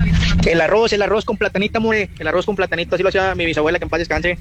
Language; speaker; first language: Spanish; native; Spanish